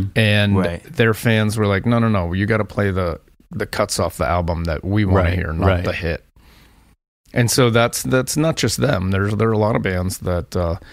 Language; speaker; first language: English; native; English